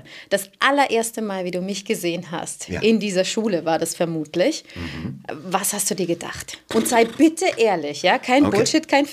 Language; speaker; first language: German; native; German